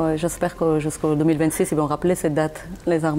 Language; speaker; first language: French; non-native, fluent; Armenian